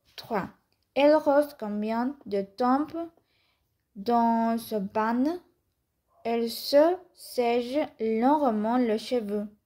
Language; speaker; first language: French; non-native, learner; Spanish